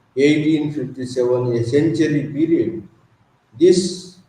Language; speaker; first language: English; non-native, local second language; Telugu